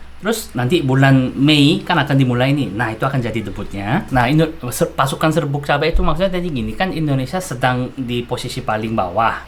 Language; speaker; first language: Indonesian; non-native, fluent; Korean